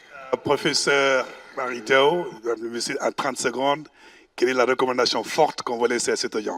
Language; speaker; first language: French; non-native, local second language; Wolof